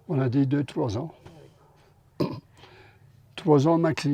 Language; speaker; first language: French; non-native, local second language; Dutch